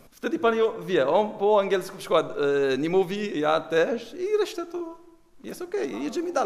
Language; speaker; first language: Polish; non-native, learner; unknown